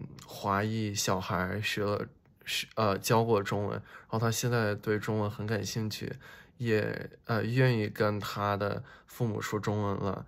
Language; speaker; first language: Chinese; early bilingual, heritage; Chinese